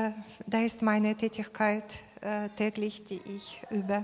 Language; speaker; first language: German; non-native, fluent; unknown